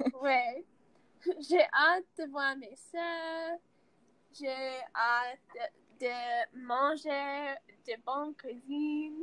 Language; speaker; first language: French; non-native, learner; English